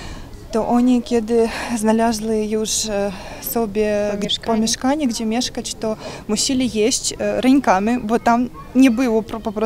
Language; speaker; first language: Polish; non-native, learner; Ukrainian